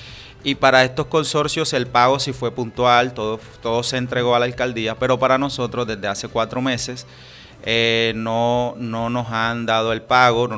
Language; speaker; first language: Spanish; native; Spanish